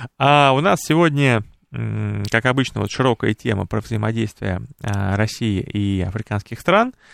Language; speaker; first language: Russian; native; Russian